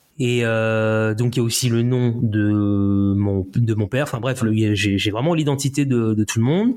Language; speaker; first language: French; native; French